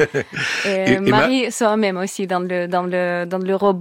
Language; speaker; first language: French; non-native, learner; Russian